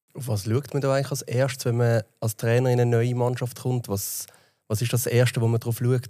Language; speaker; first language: German; native; German